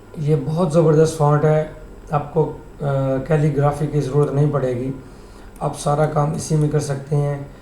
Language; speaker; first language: Urdu; native; Urdu